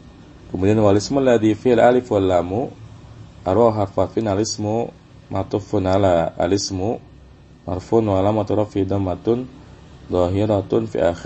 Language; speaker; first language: Arabic; non-native, fluent; Indonesian